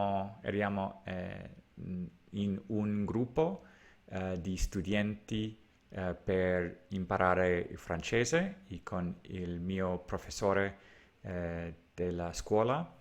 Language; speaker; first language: Italian; non-native, learner; English